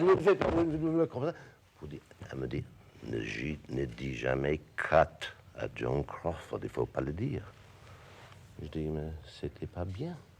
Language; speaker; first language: French; non-native, fluent; English